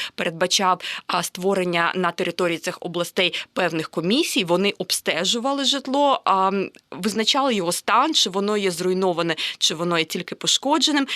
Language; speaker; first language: Ukrainian; native; Ukrainian